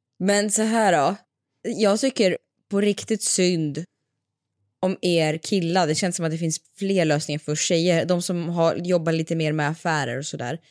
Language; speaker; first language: Swedish; early bilingual, other home language; Russian